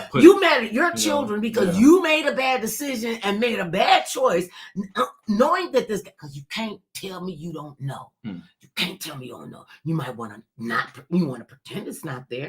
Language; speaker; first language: English; native; English